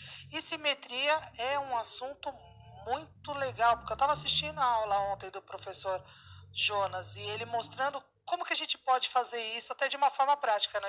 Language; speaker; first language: Portuguese; native; Portuguese